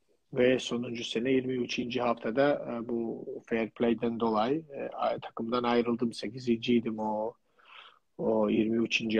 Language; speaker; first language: Turkish; non-native, fluent; Georgian